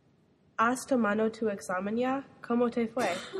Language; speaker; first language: Spanish; non-native, learner; English